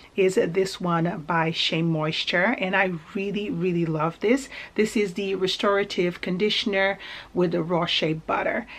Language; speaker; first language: English; early bilingual, other home language; Portuguese